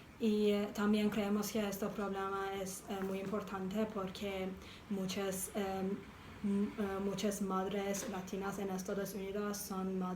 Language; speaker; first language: Spanish; non-native, learner; English